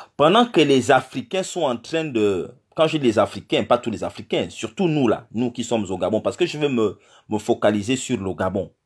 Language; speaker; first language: French; non-native, local second language; Fang